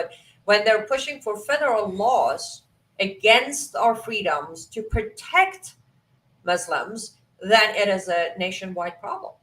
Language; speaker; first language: English; non-native, fluent; Persian